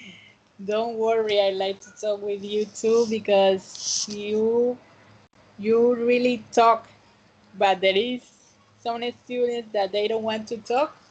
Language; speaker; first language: English; non-native, fluent; Spanish